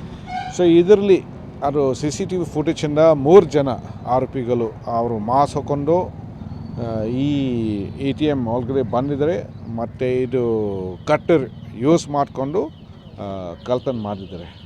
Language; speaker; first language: Kannada; non-native, fluent; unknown